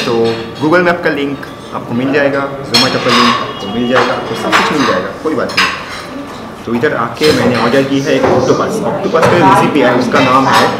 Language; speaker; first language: Hindi; non-native, local second language; Bangla